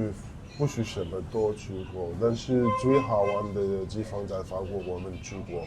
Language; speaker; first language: Chinese; non-native, learner; French